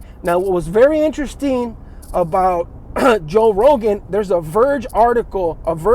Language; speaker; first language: English; native; English